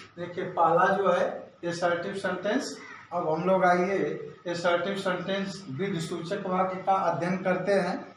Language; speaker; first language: Hindi; native; Hindi